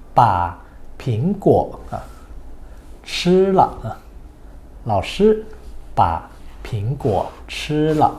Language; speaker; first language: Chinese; non-native, fluent; Thai